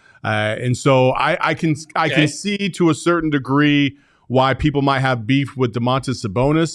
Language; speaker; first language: English; native; English